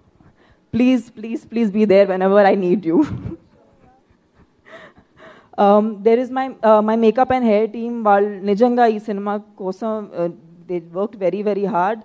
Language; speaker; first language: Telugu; non-native, fluent; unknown